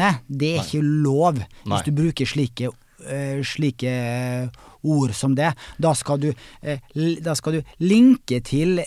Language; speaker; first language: Norwegian; native; Norwegian